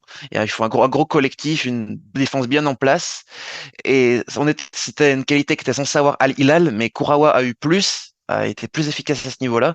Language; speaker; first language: French; native; French